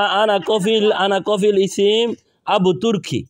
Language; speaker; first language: Arabic; non-native, learner; Bangla